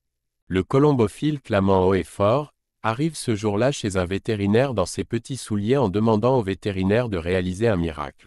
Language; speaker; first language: French; native; French